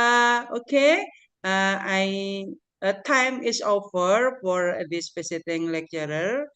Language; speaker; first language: English; non-native, learner; Indonesian